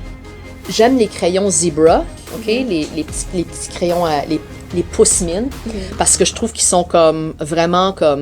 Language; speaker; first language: French; native; French